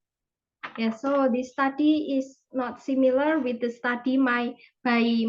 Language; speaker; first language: English; non-native, fluent; Indonesian